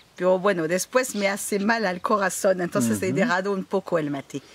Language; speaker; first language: Spanish; non-native, learner; French